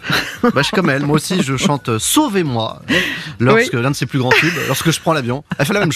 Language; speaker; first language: French; native; French